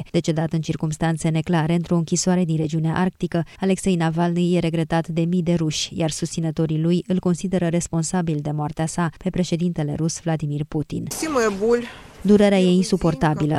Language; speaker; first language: Romanian; native; Romanian